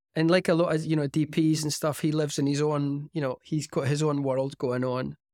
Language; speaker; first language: English; native; English